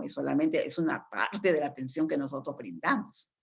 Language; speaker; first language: Spanish; native; Spanish